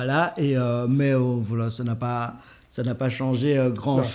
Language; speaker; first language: French; native; French